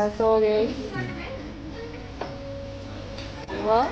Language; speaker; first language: Japanese; native; Japanese